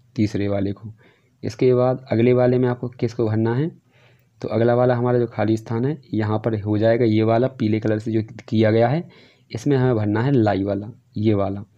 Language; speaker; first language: Hindi; native; Hindi